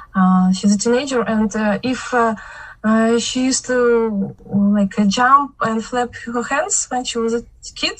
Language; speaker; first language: English; non-native, fluent; Kazakh